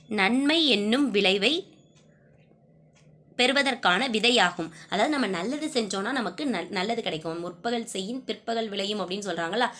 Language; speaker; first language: Tamil; native; Tamil